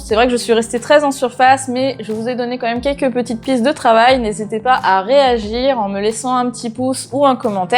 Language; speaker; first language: French; native; French